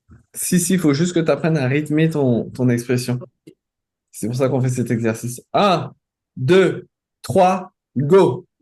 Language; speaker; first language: French; native; French